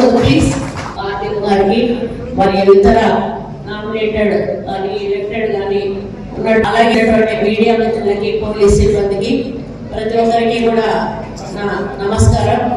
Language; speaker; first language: Telugu; native; Telugu